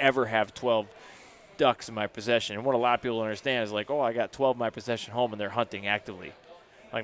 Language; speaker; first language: English; native; English